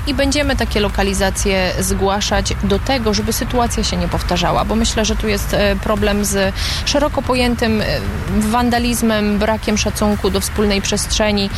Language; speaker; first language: Polish; native; Polish